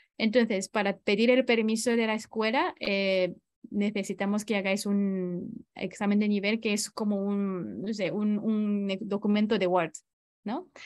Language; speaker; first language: Spanish; non-native, fluent; Japanese